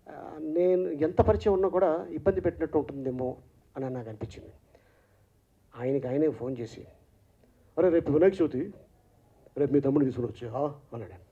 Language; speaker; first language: Telugu; native; Telugu